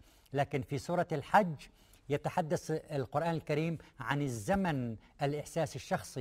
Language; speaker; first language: Arabic; native; Arabic